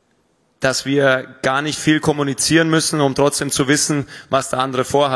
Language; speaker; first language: German; native; German